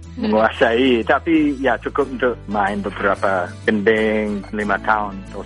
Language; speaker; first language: Indonesian; non-native, fluent; English